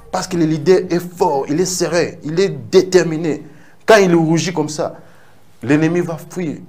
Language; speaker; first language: French; non-native, local second language; Lingala